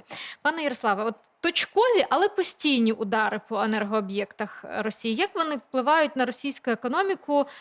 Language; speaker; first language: Ukrainian; native; Ukrainian